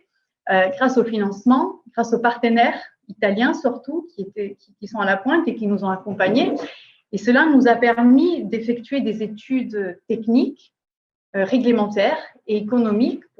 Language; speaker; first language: French; native; French